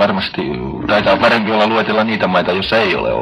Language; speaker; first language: Finnish; native; Finnish